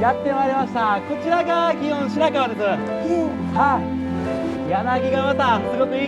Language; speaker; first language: Japanese; native; Japanese